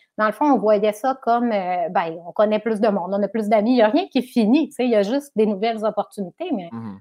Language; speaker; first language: French; native; French